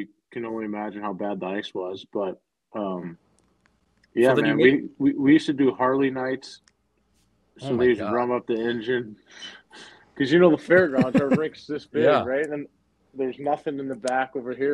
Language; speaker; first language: English; native; English